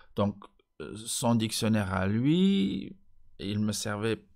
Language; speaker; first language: French; non-native, fluent; Luxembourgish